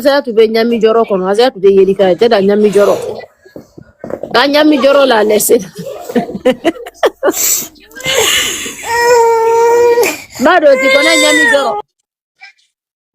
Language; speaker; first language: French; non-native, local second language; Mandingo